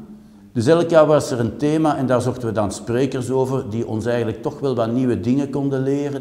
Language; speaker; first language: Dutch; native; Dutch